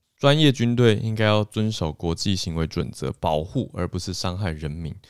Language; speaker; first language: Chinese; native; Chinese